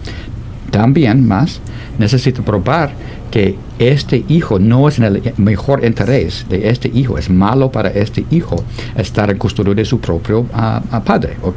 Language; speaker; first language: Spanish; non-native, fluent; English